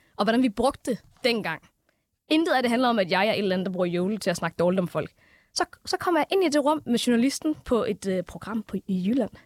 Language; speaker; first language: Danish; early bilingual, other home language; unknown